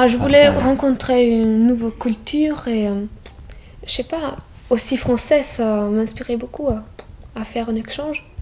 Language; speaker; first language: French; non-native, fluent; German